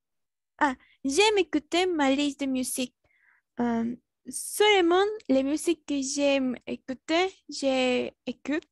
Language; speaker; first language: French; non-native, learner; Spanish